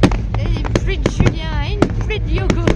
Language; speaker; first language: French; native; French